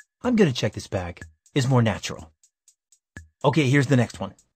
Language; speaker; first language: English; native; English